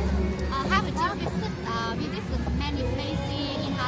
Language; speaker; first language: English; non-native, learner; Vietnamese